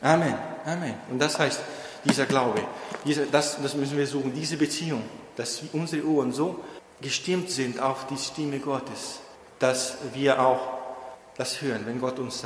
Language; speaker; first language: German; non-native, fluent; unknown